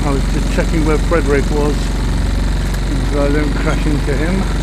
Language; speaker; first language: English; native; English